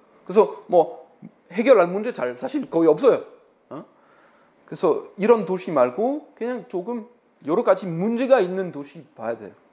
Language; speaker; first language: Korean; non-native, fluent; French